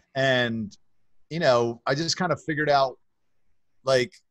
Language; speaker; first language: English; native; English